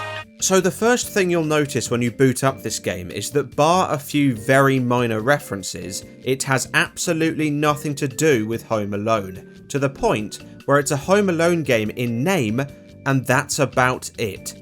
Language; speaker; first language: English; native; English